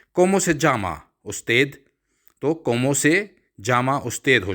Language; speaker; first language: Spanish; non-native, fluent; Urdu